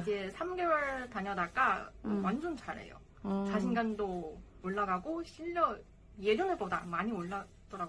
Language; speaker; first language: Korean; non-native, learner; Chinese